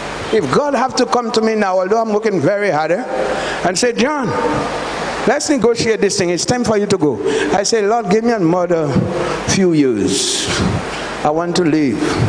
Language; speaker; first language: English; non-native, local second language; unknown